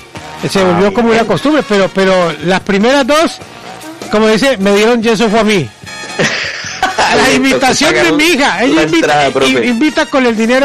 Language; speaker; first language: Spanish; native; Spanish